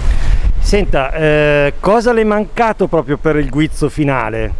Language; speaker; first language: Italian; native; Italian